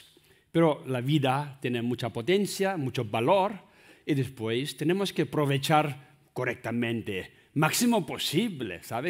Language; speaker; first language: Spanish; non-native, learner; Tibetan